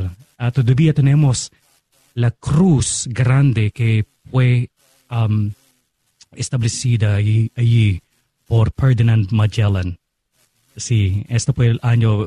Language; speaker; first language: Spanish; non-native, fluent; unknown